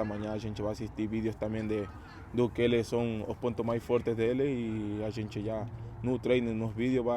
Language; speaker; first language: Portuguese; non-native, fluent; Spanish